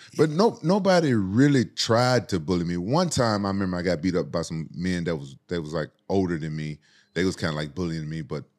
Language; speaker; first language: English; native; English